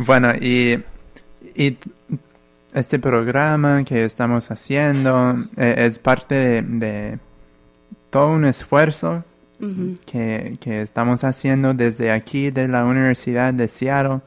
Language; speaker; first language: Spanish; non-native, fluent; English